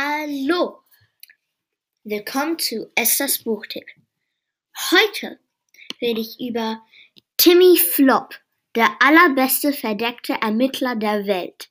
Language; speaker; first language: German; non-native, learner; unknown